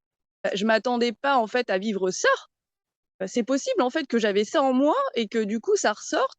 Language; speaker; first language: French; native; French